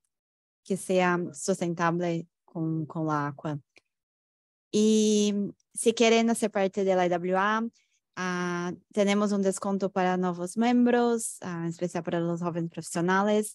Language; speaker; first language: Spanish; non-native, fluent; Portuguese